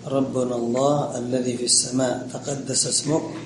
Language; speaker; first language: Arabic; native; Arabic